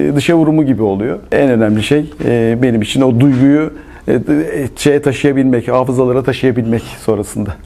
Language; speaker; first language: Turkish; native; Turkish